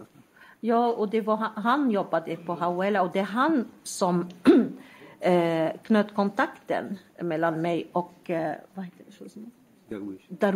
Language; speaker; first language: Swedish; non-native, fluent; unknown